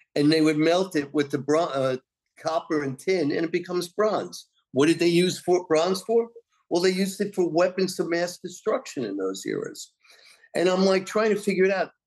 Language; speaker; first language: English; native; English